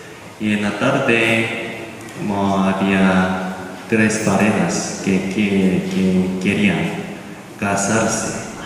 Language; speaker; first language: Spanish; non-native, learner; Korean